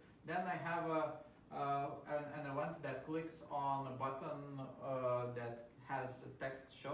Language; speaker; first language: English; non-native, fluent; Lithuanian